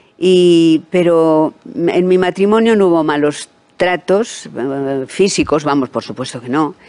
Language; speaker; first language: Spanish; native; Spanish